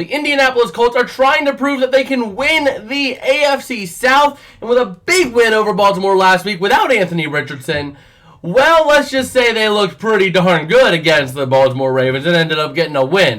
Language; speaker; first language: English; native; English